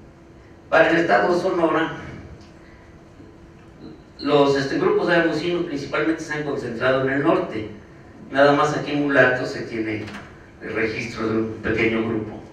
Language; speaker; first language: Spanish; native; Spanish